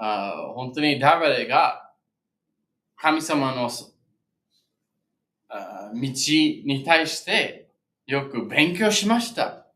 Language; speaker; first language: Japanese; non-native, fluent; English